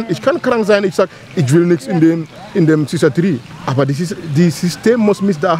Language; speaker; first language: German; non-native, learner; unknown